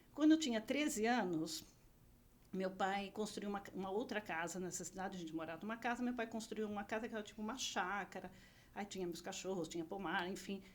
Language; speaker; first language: Portuguese; native; Portuguese